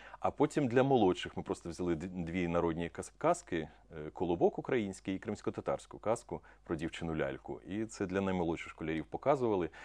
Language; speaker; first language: Ukrainian; non-native, local second language; Russian